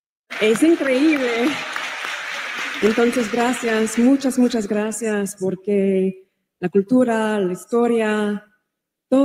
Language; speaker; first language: Spanish; non-native, learner; English